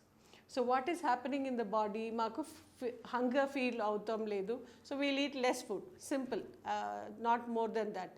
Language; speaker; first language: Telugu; non-native, local second language; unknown